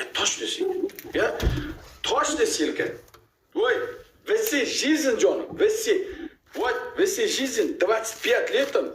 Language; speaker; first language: Russian; non-native, learner; Uzbek